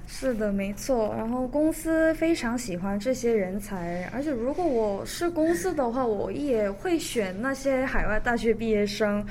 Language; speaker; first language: Chinese; early bilingual, other home language; Korean